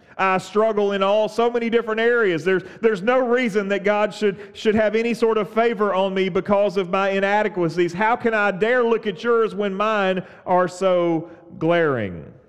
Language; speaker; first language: English; native; English